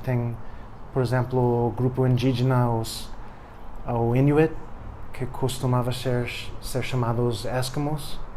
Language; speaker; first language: Portuguese; non-native, fluent; English